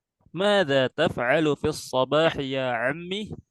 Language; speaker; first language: Arabic; non-native, fluent; Indonesian